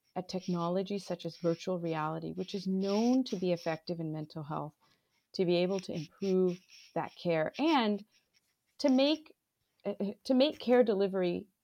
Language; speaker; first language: English; non-native, local second language; Bangla